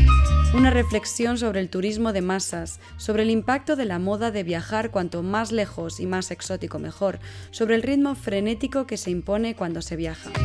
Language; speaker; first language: Spanish; native; Spanish